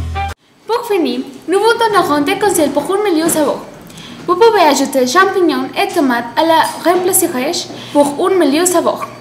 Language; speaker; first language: French; non-native, learner; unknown